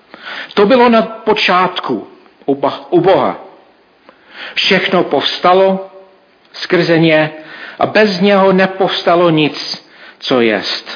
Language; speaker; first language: Czech; non-native, fluent; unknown